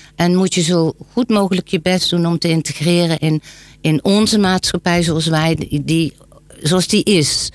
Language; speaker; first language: Dutch; native; Dutch